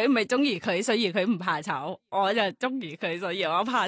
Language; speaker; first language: Cantonese; non-native, learner; Thai